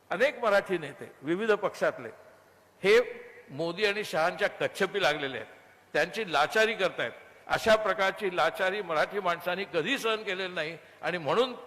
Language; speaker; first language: Marathi; native; Marathi